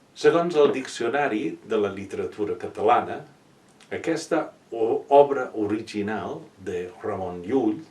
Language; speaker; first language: Catalan; non-native, fluent; English